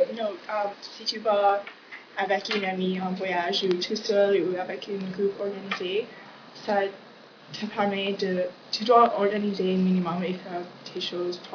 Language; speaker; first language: French; non-native, learner; English